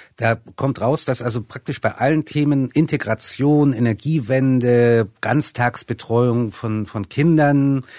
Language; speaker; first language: German; native; German